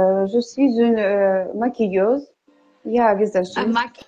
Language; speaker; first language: French; non-native, learner; Ukrainian